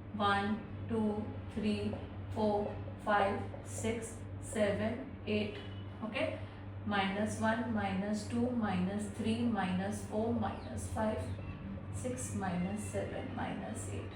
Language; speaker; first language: English; non-native, local second language; Hindi